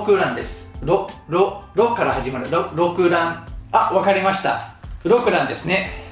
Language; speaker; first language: Japanese; non-native, fluent; English